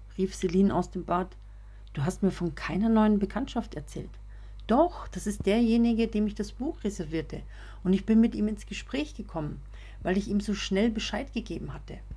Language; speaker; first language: German; native; German